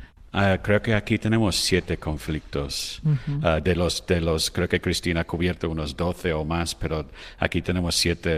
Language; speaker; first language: Spanish; non-native, fluent; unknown